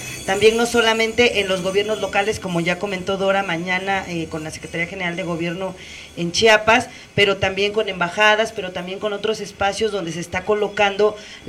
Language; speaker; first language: Spanish; native; Spanish